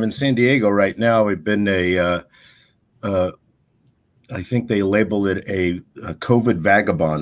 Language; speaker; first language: English; native; English